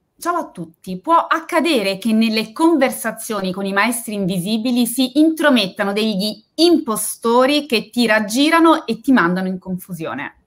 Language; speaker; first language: Italian; native; Italian